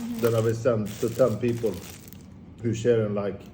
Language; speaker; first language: English; non-native, learner; Swedish